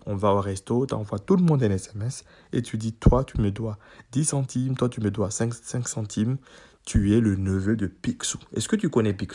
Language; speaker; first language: French; native; French